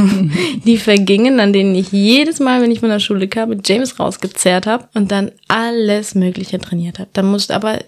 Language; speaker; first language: German; early bilingual, heritage; Spanish